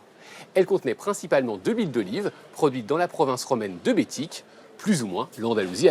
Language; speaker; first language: French; native; French